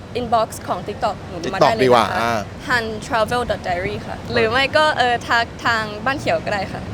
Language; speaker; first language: Thai; native; Thai